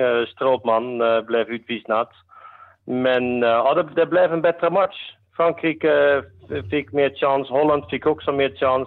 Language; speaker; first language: Swedish; non-native, fluent; Dutch